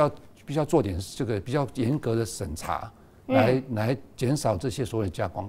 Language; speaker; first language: Chinese; native; Chinese